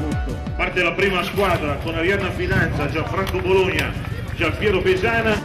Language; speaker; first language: Italian; native; Italian